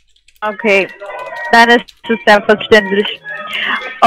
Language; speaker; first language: German; non-native, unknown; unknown